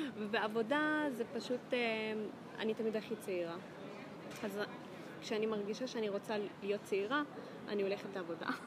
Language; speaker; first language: Hebrew; non-native, local second language; Arabic